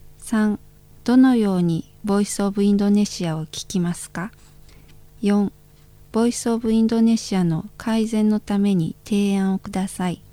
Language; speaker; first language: Japanese; non-native, fluent; Indonesian